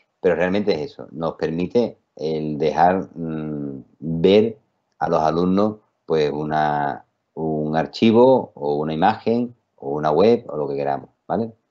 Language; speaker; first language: Spanish; native; Spanish